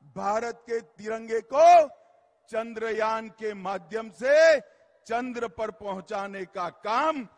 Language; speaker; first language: Hindi; non-native, local second language; Gujarati